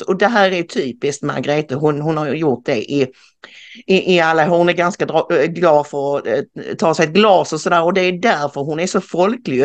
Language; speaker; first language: Swedish; native; Swedish